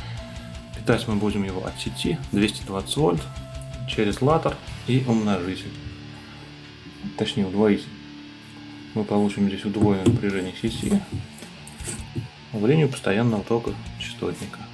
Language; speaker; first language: Russian; native; Russian